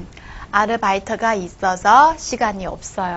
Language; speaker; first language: Korean; non-native, fluent; Chinese